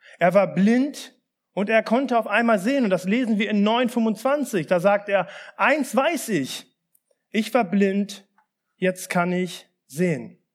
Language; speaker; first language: German; early bilingual, other home language; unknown